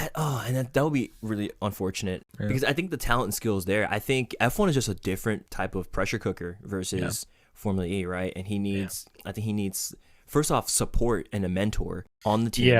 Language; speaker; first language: English; native; English